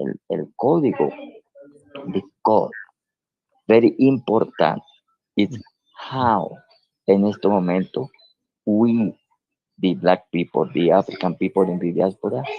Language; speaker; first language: English; non-native, learner; Spanish